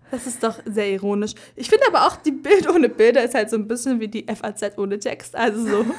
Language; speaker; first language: German; early bilingual, other home language; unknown